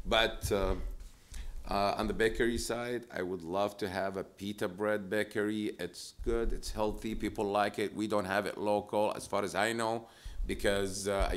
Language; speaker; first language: English; non-native, fluent; Arabic